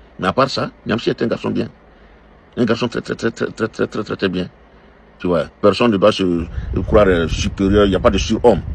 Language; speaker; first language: French; non-native, local second language; Dyula